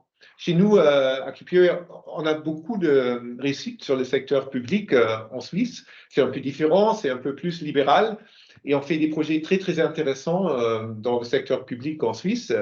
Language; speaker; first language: French; non-native, fluent; German